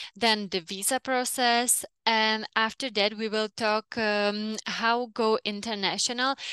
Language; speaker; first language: English; non-native, fluent; Czech